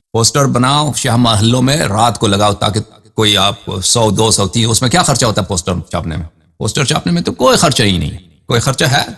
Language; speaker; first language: Urdu; non-native, fluent; Persian